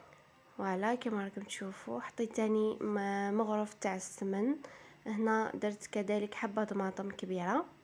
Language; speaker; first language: Arabic; native; Arabic